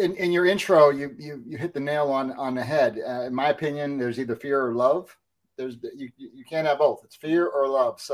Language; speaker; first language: English; native; English